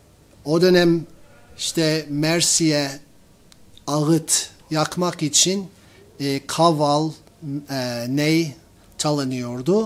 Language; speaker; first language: Turkish; non-native, fluent; English